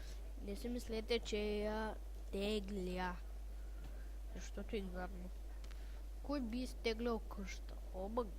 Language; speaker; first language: Bulgarian; native; Bulgarian